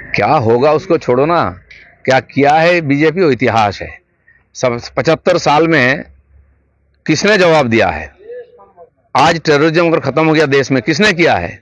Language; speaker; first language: Hindi; non-native, local second language; Bangla